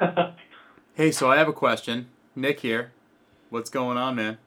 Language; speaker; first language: English; native; English